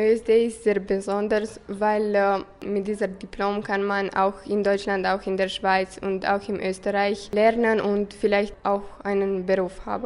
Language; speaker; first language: German; non-native, fluent; Romanian